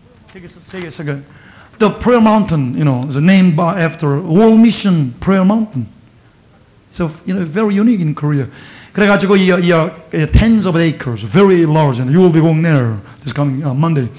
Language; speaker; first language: English; non-native, fluent; Korean